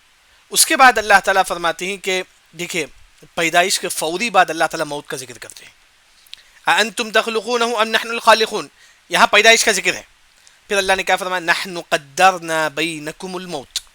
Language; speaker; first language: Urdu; non-native, local second language; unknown